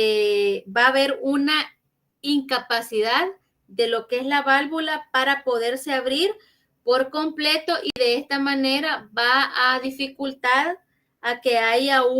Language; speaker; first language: Spanish; native; Spanish